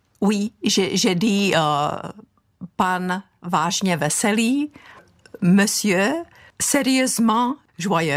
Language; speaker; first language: French; non-native, fluent; Czech